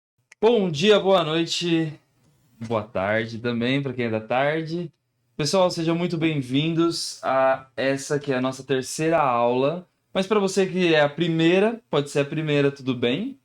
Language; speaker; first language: Portuguese; native; Portuguese